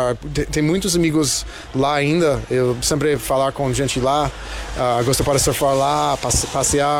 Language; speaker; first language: Portuguese; non-native, learner; English